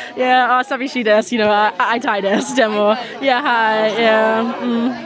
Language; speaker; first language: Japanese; non-native, learner; English